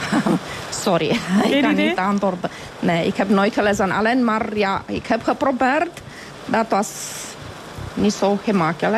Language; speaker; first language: Dutch; non-native, fluent; Romanian